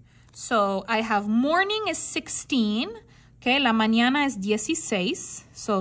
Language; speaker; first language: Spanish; non-native, learner; English